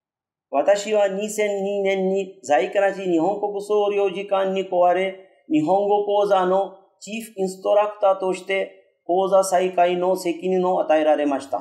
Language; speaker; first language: Japanese; non-native, fluent; Urdu